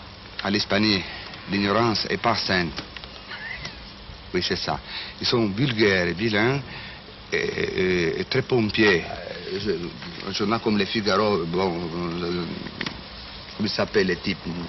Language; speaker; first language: French; non-native, fluent; Italian